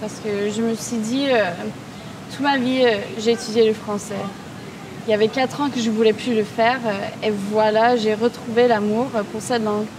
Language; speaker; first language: French; non-native, local second language; English